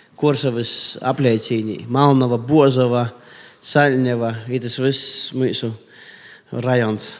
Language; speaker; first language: Latvian; native; Latvian